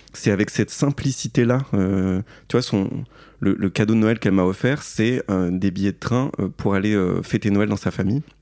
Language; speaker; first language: French; native; French